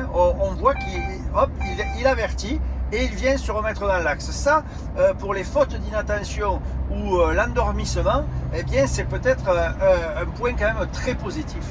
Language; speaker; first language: French; native; French